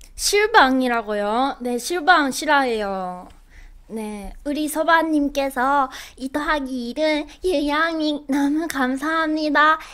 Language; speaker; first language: Korean; non-native, fluent; Japanese